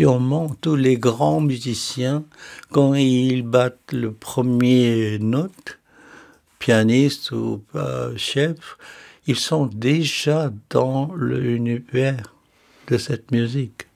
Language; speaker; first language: French; non-native, fluent; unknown